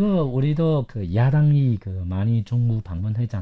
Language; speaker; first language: Korean; non-native, fluent; Chinese